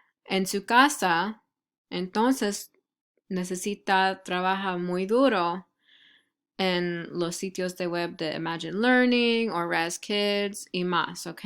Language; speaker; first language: Spanish; non-native, fluent; English